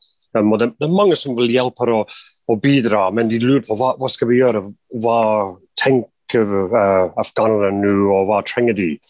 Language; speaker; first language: Norwegian; non-native, fluent; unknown